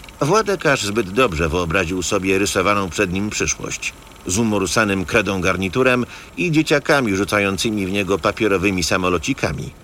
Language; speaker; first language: Polish; native; Polish